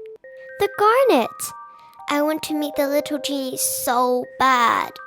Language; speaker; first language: English; early bilingual, heritage; English